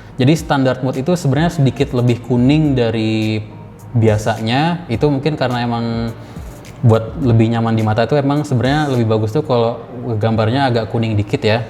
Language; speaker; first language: Indonesian; native; Indonesian